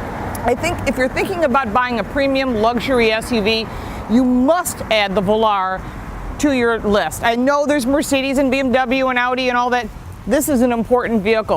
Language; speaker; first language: English; native; English